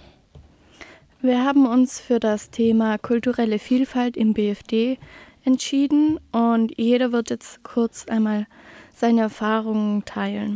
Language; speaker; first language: German; native; German